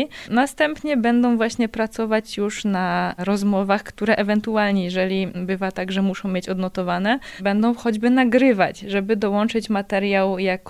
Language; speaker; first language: Polish; native; Polish